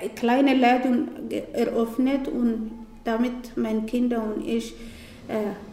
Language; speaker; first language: German; non-native, learner; Somali